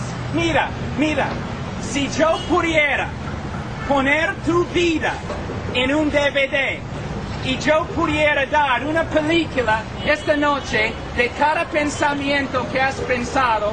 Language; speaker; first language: Spanish; non-native, fluent; English